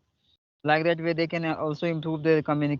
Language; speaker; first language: English; non-native, local second language; Hindi